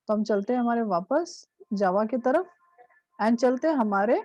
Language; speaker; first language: Hindi; non-native, local second language; Marathi